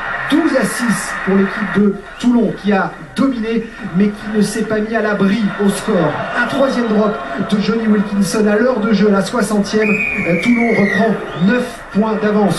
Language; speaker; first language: French; native; French